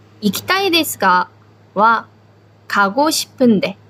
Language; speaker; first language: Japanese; non-native, fluent; Korean